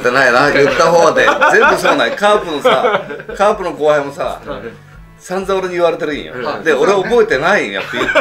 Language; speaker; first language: Japanese; native; Japanese